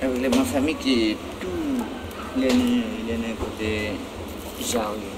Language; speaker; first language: French; non-native, local second language; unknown